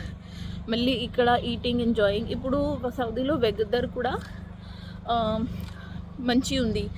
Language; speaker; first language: Telugu; non-native, learner; Marathi